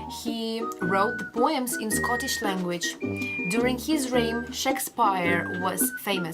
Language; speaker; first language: English; non-native, learner; Russian